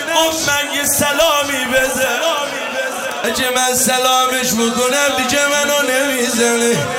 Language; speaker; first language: Persian; non-native, local second language; Azerbaijani